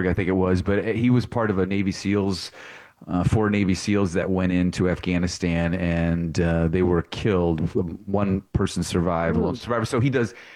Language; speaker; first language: English; native; English